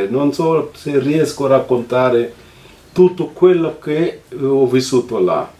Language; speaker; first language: Italian; non-native, fluent; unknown